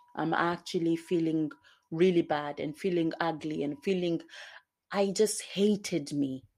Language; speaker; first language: English; non-native, local second language; Swahili